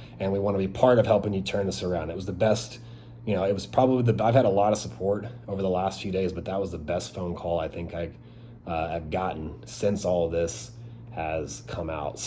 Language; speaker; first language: English; native; English